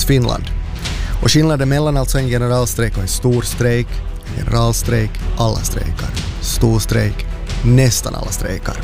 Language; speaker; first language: Swedish; native; Swedish